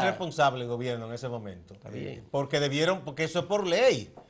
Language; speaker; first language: Spanish; native; Spanish